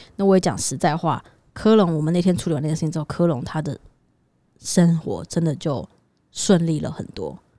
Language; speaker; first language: Chinese; native; Chinese